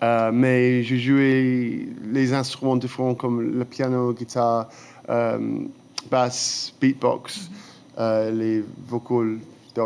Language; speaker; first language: French; non-native, fluent; English